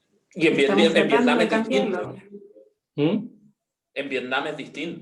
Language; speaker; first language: Spanish; native; Spanish